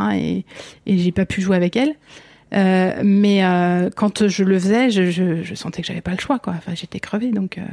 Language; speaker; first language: French; native; French